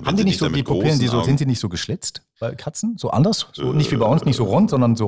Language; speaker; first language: German; native; German